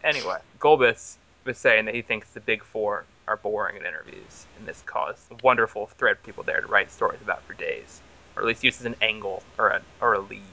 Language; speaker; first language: English; native; English